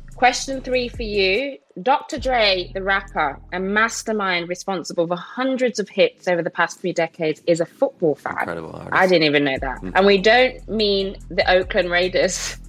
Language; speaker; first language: English; native; English